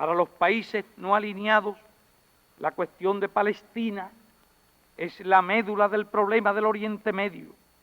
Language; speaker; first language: Spanish; native; Spanish